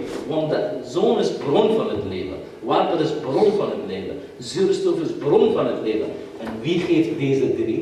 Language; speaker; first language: Dutch; non-native, fluent; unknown